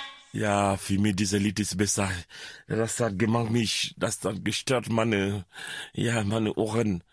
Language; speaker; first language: German; non-native, learner; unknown